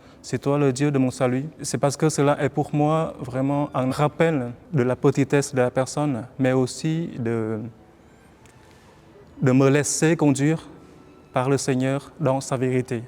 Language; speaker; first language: French; non-native, fluent; Vietnamese